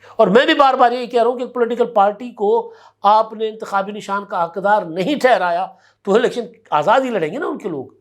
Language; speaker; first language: Urdu; non-native, local second language; Sindhi